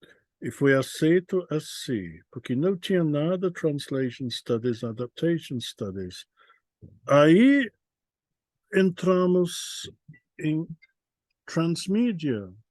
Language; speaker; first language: Portuguese; non-native, fluent; English